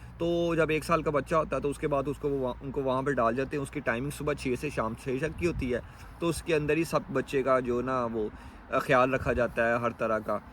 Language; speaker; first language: Urdu; native; Urdu